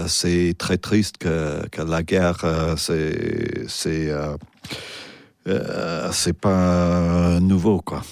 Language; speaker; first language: French; non-native, fluent; English